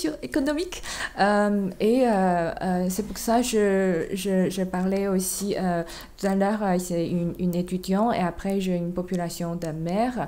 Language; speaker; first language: French; non-native, fluent; Chinese